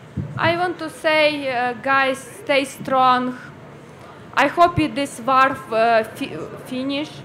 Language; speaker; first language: English; non-native, learner; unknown